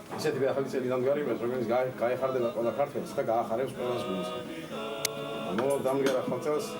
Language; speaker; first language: Georgian; non-native, local second language; Mingrelian